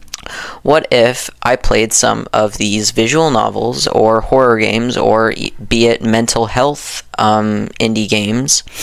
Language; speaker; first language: English; native; English